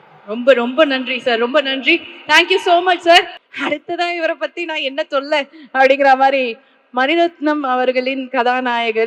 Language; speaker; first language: Tamil; native; Tamil